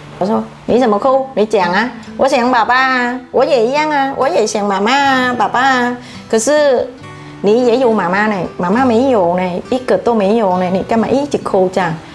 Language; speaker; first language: Chinese; non-native, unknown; Vietnamese